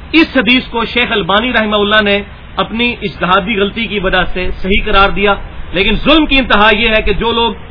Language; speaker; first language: Urdu; non-native, local second language; Punjabi